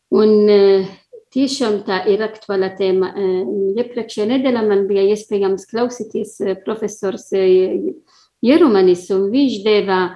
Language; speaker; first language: Latvian; non-native, learner; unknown